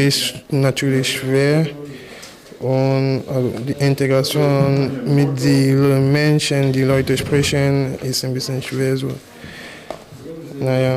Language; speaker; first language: German; non-native, fluent; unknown